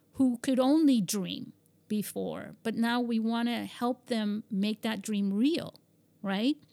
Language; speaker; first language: English; early bilingual, heritage; English